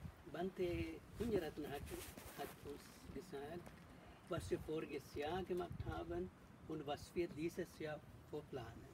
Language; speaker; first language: German; non-native, learner; Sinhala